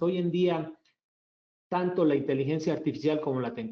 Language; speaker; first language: Spanish; native; Spanish